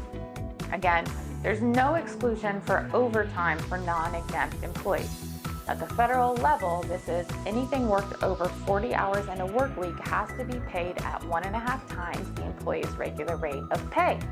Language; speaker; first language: English; native; English